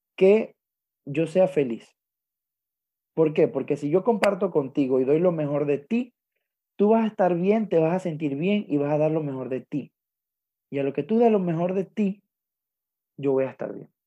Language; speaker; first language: Spanish; native; Spanish